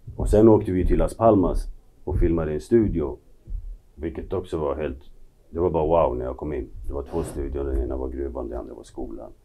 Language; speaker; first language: Swedish; early bilingual, other home language; Kurdish